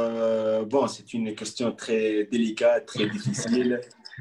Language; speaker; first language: French; non-native, local second language; Arabic